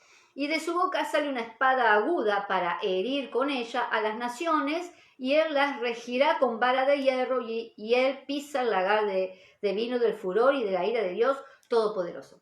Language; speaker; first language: Spanish; native; Spanish